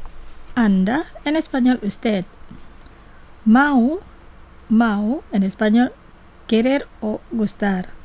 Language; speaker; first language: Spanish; non-native, fluent; Indonesian